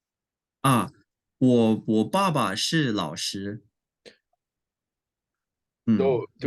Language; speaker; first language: Chinese; non-native, learner; English